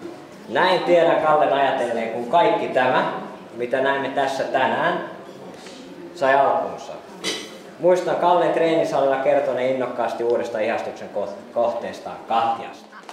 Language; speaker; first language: Finnish; native; Finnish